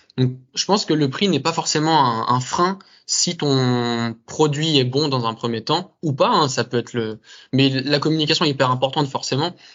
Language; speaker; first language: French; native; French